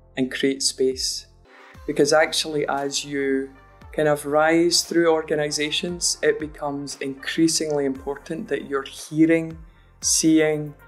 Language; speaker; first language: English; native; English